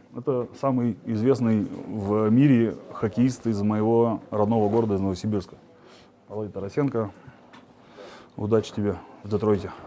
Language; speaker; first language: Russian; native; Russian